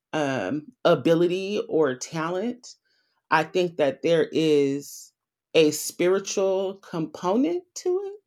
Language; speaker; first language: English; native; English